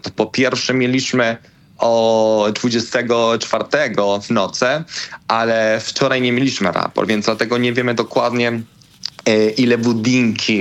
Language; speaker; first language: Polish; non-native, learner; Spanish